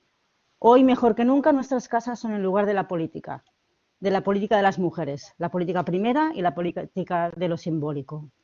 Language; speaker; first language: Spanish; native; Spanish